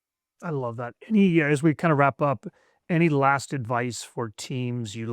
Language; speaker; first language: English; native; English